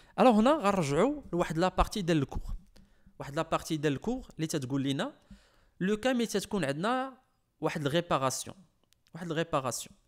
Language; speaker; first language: French; non-native, local second language; Arabic